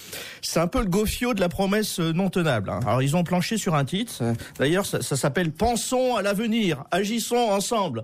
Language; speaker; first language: French; native; French